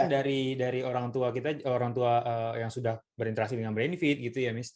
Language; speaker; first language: Indonesian; native; Indonesian